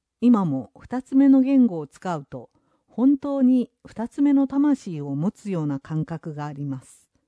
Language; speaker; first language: Japanese; non-native, fluent; English